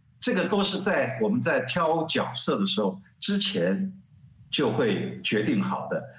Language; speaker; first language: Chinese; native; Chinese